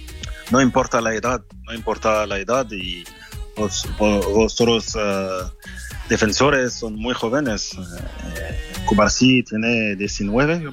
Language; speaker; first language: Spanish; non-native, fluent; French